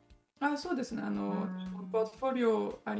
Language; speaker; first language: Japanese; non-native, learner; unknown